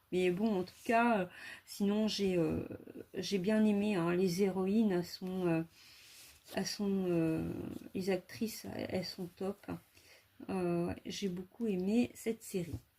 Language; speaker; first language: French; native; French